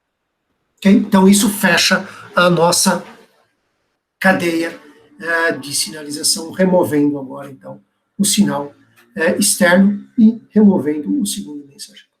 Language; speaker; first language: Portuguese; native; Portuguese